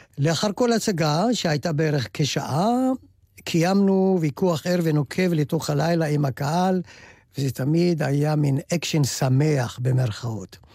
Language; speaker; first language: Hebrew; native; Hebrew